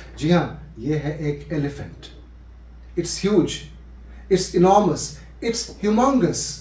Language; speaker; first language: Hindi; native; Hindi